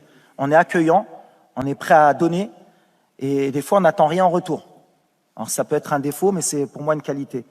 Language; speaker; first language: French; native; French